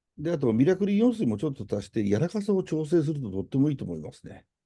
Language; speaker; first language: Japanese; native; Japanese